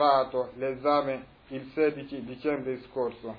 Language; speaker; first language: Italian; non-native, fluent; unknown